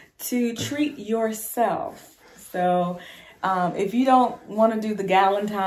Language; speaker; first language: English; native; English